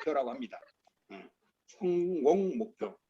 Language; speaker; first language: Korean; native; Korean